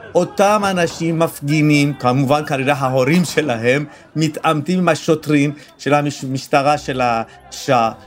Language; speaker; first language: Hebrew; non-native, fluent; Persian